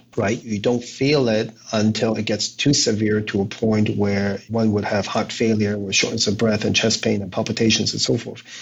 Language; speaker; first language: English; non-native, local second language; Cantonese